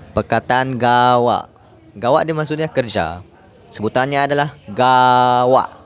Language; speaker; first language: Malay; non-native, local second language; Iban